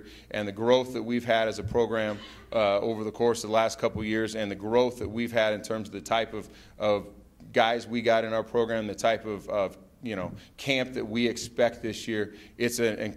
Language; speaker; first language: English; native; English